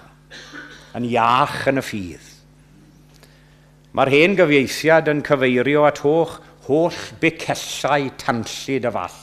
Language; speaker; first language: Welsh; native; Welsh